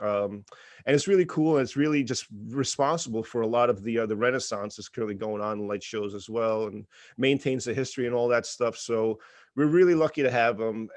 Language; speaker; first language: English; native; English